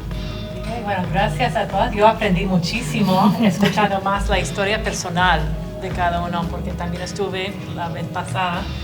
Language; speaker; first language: Spanish; non-native, fluent; English